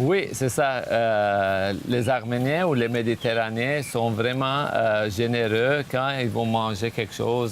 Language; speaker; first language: French; non-native, fluent; Armenian